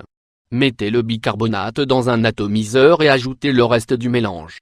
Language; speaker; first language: French; native; French